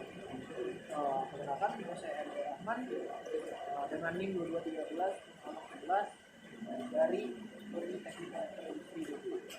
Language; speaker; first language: Indonesian; native; Indonesian